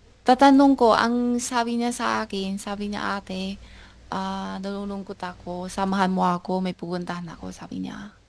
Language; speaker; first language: Filipino; non-native, learner; Chinese